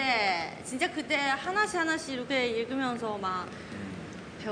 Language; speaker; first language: Korean; non-native, fluent; Chinese